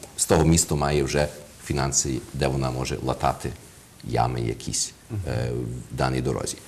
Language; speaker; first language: Ukrainian; early bilingual, heritage; Ukrainian